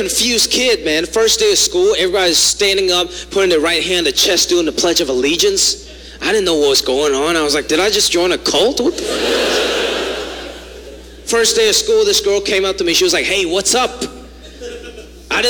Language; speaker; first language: English; non-native, local second language; Cantonese